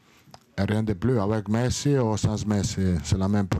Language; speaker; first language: French; non-native, learner; Italian